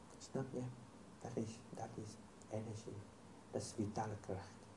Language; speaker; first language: Dutch; non-native, fluent; Vietnamese